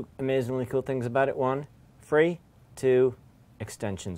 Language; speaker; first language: English; native; English